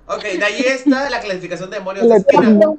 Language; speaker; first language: Spanish; native; Spanish